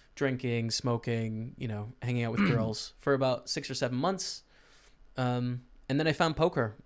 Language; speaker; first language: English; native; English